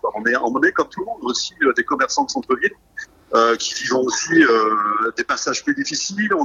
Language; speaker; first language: French; native; French